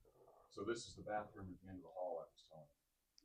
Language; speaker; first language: English; native; English